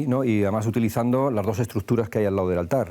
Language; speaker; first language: Spanish; native; Spanish